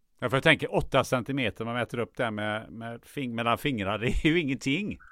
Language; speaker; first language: Swedish; non-native, local second language; German